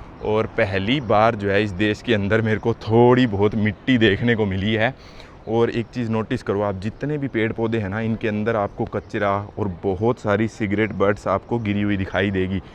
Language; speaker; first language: Hindi; native; Hindi